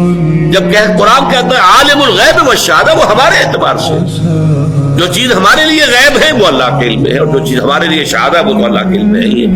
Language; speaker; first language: Urdu; native; Urdu